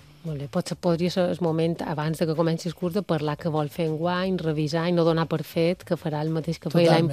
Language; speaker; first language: Catalan; native; Catalan